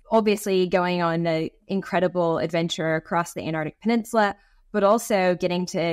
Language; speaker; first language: English; native; English